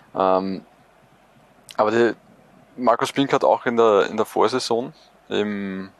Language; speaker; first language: German; native; German